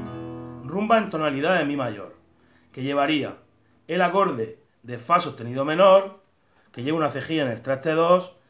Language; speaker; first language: Spanish; native; Spanish